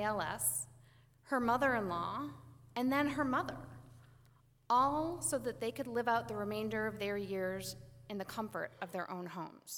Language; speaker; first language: English; native; English